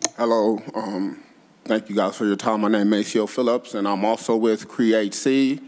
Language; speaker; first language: English; native; English